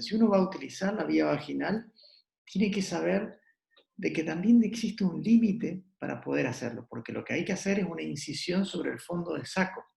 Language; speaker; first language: Spanish; native; Spanish